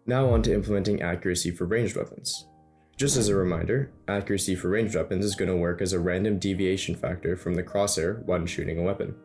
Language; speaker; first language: English; native; English